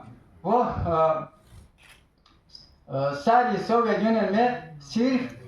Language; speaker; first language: Hindi; non-native, fluent; Tajik